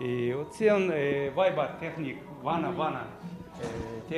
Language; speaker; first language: Estonian; non-native, learner; Azerbaijani